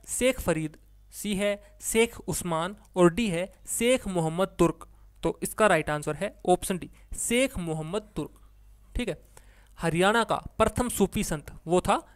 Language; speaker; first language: Hindi; native; Hindi